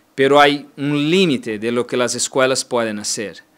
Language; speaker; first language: Spanish; non-native, learner; Portuguese